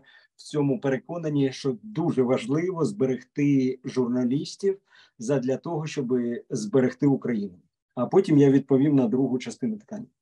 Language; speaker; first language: Ukrainian; native; Ukrainian